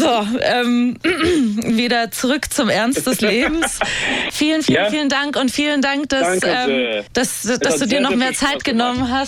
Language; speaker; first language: German; native; German